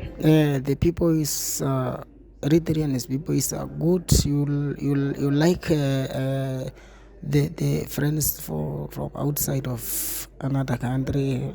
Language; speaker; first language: English; non-native, learner; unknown